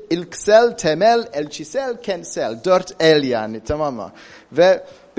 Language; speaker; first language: Turkish; non-native, fluent; English